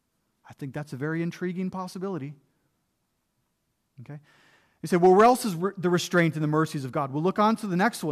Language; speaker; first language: English; native; English